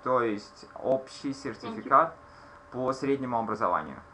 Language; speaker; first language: Russian; native; Russian